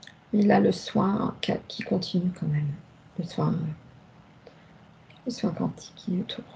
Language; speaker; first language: French; native; French